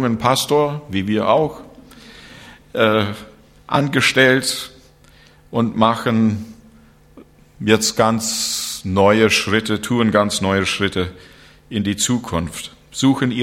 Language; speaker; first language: German; non-native, fluent; English